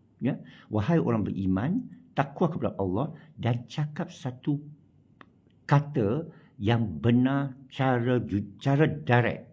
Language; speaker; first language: Malay; non-native, local second language; Chinese